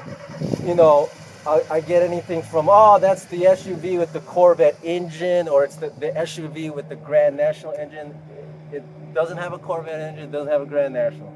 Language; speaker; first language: English; native; English